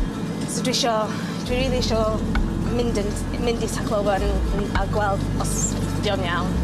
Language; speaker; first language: Welsh; non-native, local second language; English